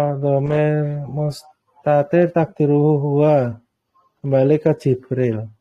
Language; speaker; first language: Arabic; non-native, learner; Indonesian